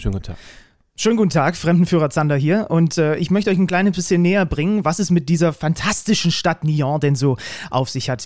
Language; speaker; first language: German; native; German